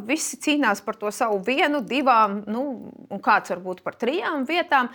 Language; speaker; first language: Latvian; native; Latvian